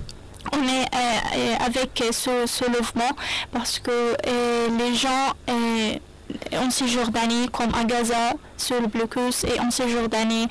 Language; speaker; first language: French; non-native, learner; Arabic